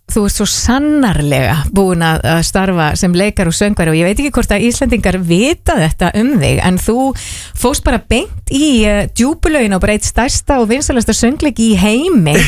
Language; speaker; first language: Icelandic; native; Icelandic